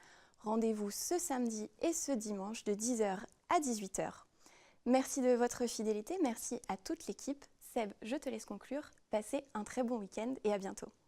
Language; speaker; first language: French; native; French